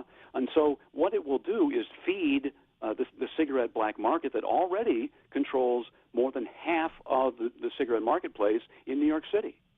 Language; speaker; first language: English; native; English